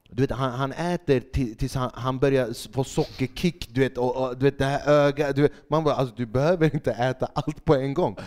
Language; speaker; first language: Swedish; early bilingual, other home language; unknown